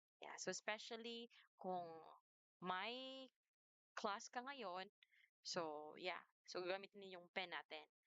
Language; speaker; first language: Filipino; non-native, local second language; Cebuano